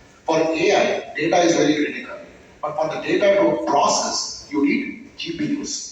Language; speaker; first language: English; non-native, local second language; Tamil